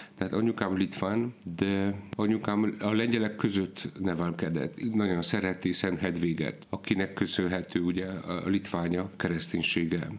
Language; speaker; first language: Hungarian; non-native, fluent; Polish